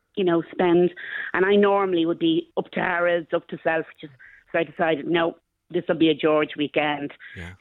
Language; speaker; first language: English; native; English